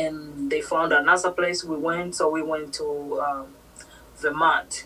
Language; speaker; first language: English; non-native, local second language; Swahili